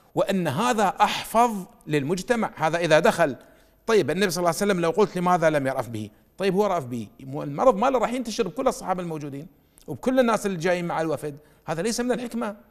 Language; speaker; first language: Arabic; native; Arabic